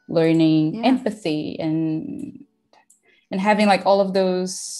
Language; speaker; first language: English; non-native, fluent; Portuguese